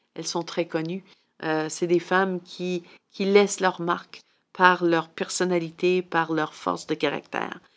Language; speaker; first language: French; native; French